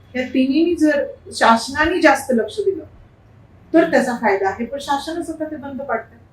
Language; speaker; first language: Marathi; native; Marathi